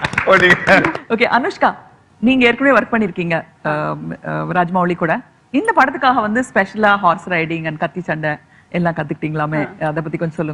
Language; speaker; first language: Tamil; native; Tamil